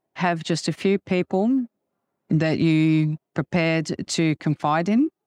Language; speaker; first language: English; native; English